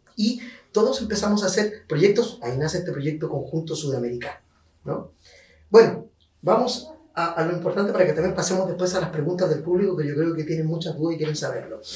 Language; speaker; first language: Spanish; native; Spanish